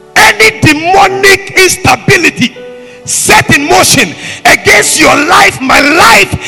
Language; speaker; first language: English; non-native, local second language; Ewe